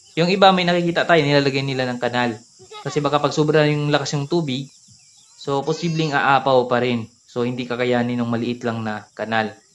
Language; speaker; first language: Filipino; non-native, local second language; Cebuano